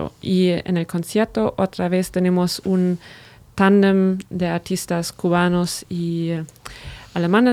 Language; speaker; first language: Spanish; non-native, fluent; German